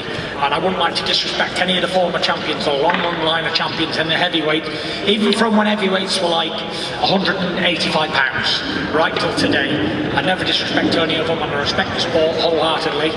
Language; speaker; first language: English; native; English